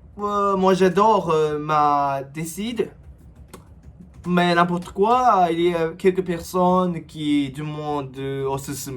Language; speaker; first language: French; non-native, learner; Japanese